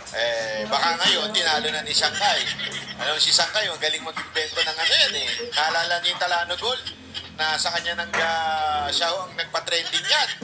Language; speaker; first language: Filipino; non-native, local second language; Cebuano